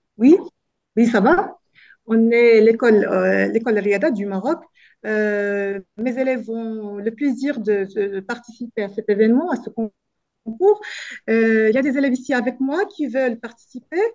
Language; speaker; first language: French; non-native, local second language; Arabic